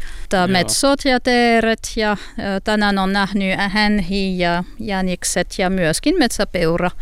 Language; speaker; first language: Finnish; non-native, learner; French